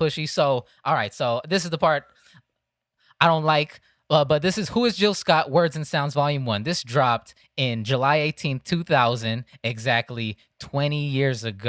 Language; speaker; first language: English; native; English